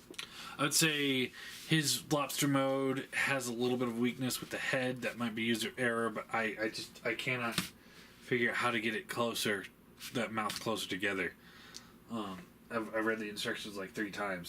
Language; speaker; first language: English; native; English